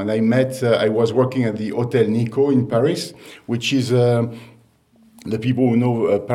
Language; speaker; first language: English; non-native, fluent; French